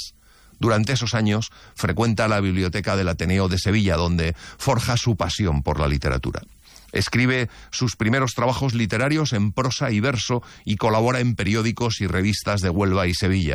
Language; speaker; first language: Spanish; native; Spanish